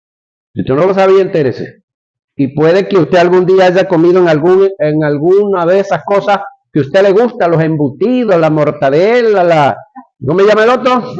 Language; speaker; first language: Spanish; native; Spanish